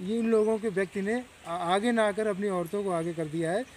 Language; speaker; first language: Hindi; native; Hindi